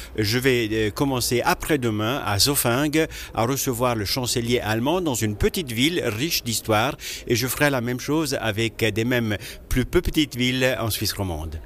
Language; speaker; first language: French; non-native, local second language; Italian